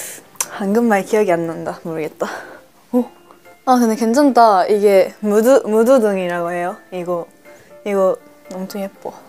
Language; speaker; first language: Korean; non-native, fluent; Japanese